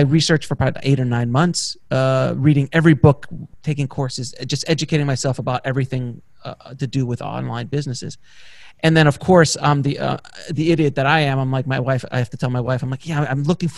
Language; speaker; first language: English; native; English